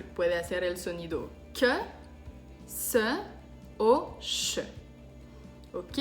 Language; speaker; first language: Spanish; non-native, fluent; French